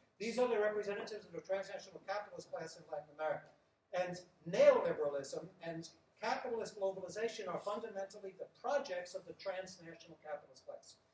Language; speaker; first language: English; native; English